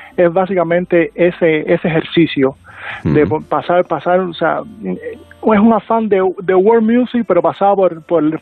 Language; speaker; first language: Spanish; native; Spanish